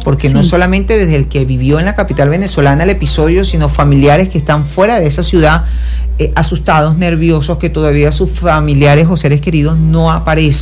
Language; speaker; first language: Spanish; native; Spanish